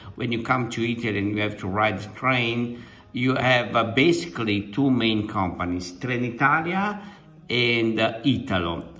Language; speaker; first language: English; non-native, fluent; Italian